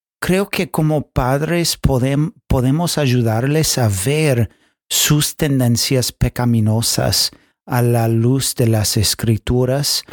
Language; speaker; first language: Spanish; non-native, fluent; English